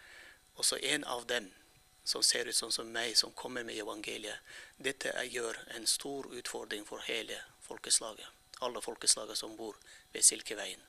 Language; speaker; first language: Norwegian; non-native, fluent; Turkmen